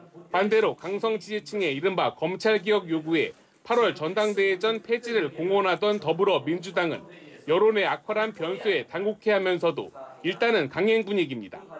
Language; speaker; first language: Korean; native; Korean